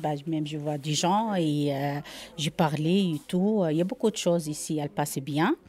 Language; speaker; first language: French; non-native, learner; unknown